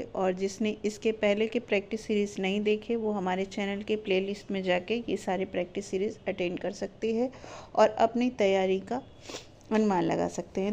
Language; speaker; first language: Hindi; native; Hindi